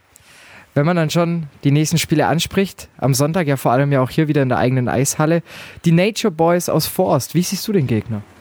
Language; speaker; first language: German; native; German